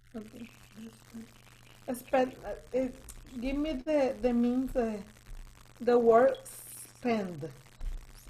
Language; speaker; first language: English; non-native, learner; Spanish